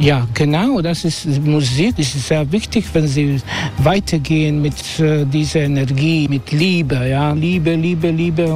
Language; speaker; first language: German; non-native, learner; Croatian